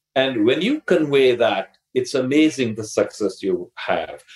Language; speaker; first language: English; non-native, local second language; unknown